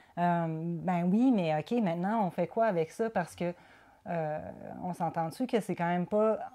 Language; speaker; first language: French; native; French